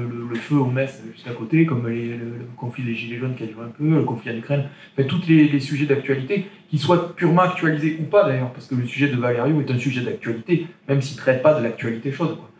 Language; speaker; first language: French; native; French